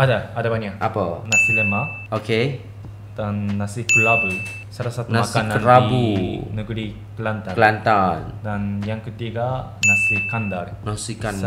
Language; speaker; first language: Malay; non-native, fluent; Japanese